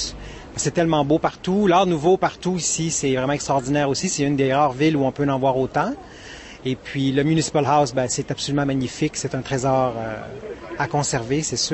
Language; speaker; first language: French; native; French